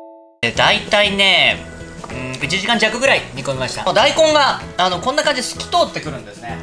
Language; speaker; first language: Japanese; native; Japanese